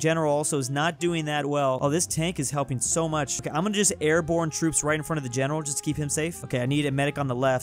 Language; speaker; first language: English; native; English